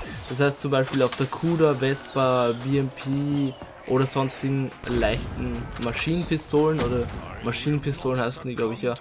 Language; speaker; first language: German; native; German